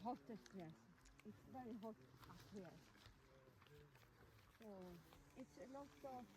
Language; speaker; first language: English; non-native, learner; Swedish